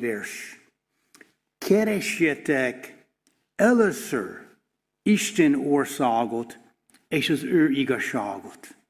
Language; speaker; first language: Hungarian; non-native, fluent; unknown